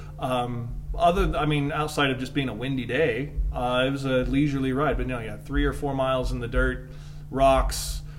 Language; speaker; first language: English; native; English